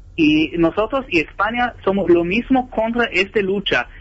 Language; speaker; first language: Spanish; non-native, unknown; Hebrew